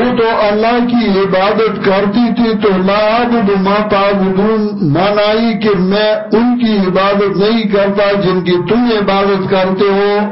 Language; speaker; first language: Urdu; non-native, local second language; Pashto